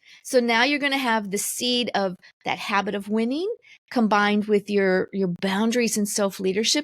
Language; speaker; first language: English; native; English